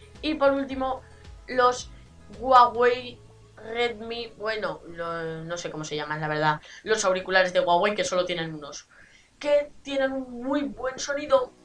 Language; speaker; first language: Spanish; native; Spanish